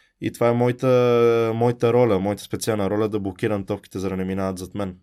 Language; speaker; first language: Bulgarian; early bilingual, heritage; Bulgarian